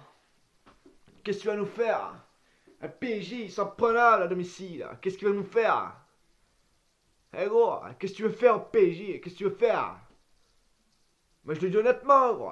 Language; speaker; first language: French; native; French